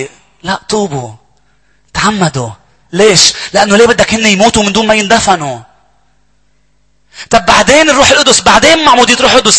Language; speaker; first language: Arabic; native; Arabic